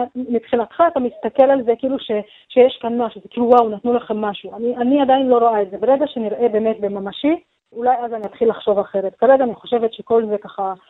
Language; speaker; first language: Hebrew; non-native, local second language; Arabic